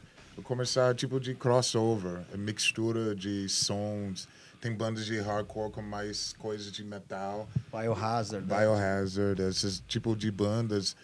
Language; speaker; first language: Portuguese; non-native, learner; English